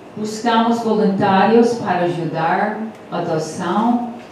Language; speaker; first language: Portuguese; non-native, learner; English